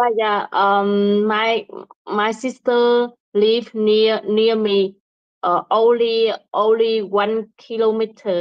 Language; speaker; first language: English; non-native, learner; Vietnamese